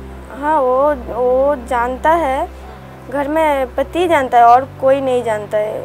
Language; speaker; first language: Hindi; non-native, local second language; Bangla